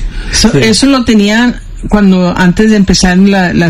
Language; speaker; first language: Spanish; early bilingual, heritage; Spanish